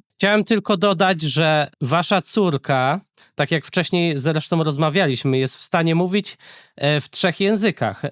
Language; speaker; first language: Polish; native; Polish